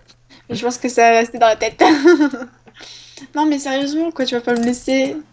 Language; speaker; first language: French; native; French